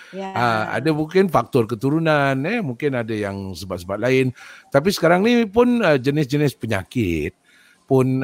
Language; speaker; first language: Malay; native; Malay